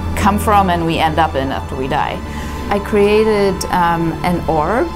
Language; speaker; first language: English; non-native, fluent; Polish